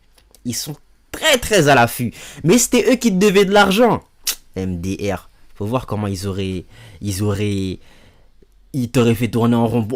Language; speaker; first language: French; native; French